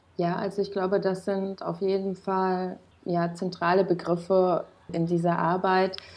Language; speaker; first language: German; non-native, fluent; Romanian